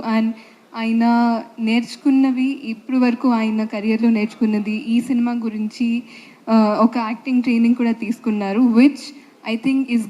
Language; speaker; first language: Telugu; non-native, fluent; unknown